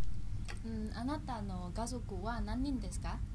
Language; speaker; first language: Japanese; non-native, learner; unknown